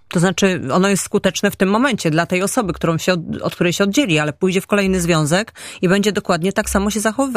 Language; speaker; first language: Polish; native; Polish